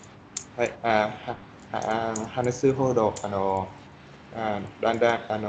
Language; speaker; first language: Japanese; non-native, learner; Vietnamese